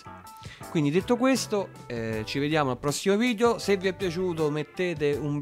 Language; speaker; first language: Italian; native; Italian